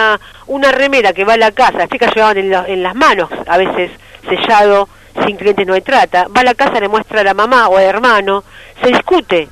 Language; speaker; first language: Spanish; native; Spanish